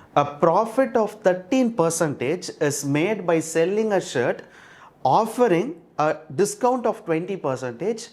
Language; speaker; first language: English; non-native, local second language; Tamil